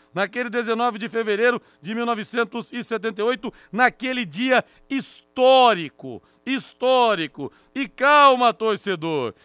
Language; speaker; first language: Portuguese; native; Portuguese